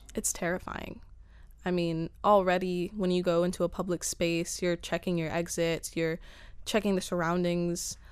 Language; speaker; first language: English; early bilingual, other home language; Spanish